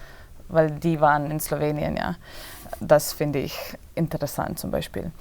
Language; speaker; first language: German; non-native, fluent; Slovenian